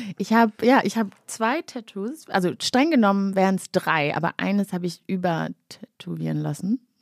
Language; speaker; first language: German; early bilingual, other home language; Kinyarwanda